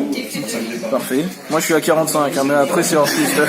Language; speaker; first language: French; native; French